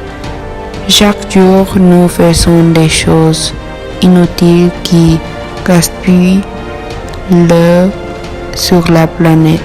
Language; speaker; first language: French; non-native, learner; Spanish